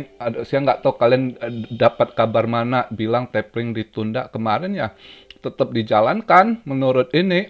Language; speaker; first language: Indonesian; native; Indonesian